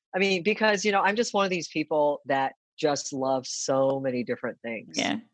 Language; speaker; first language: English; early bilingual, other home language; Japanese